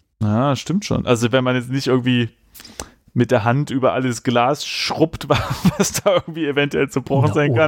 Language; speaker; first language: German; native; German